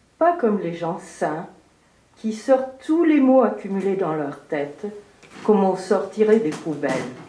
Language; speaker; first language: French; early bilingual, heritage; French